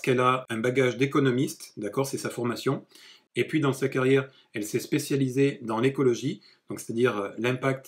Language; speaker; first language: French; native; French